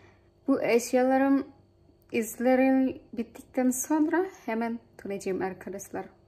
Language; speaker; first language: Turkish; non-native, learner; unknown